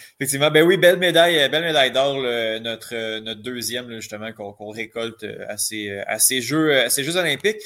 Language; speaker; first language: French; native; French